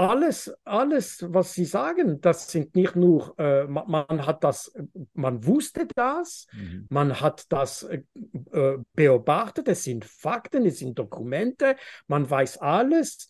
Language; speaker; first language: German; non-native, fluent; French